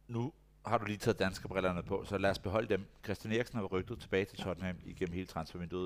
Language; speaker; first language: Danish; native; Danish